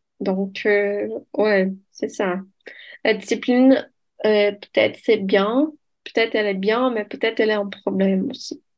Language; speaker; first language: French; non-native, fluent; Portuguese